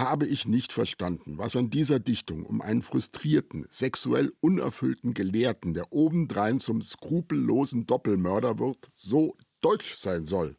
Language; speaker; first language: German; native; German